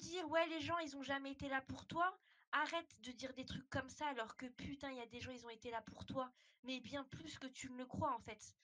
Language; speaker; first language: French; native; French